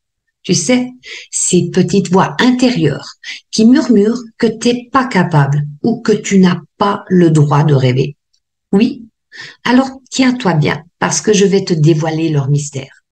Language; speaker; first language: French; native; French